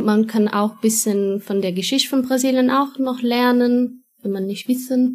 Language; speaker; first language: German; non-native, learner; Portuguese